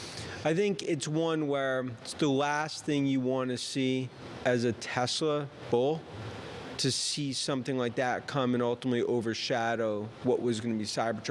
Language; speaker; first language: English; native; English